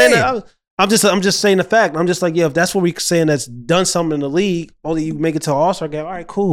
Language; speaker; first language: English; native; English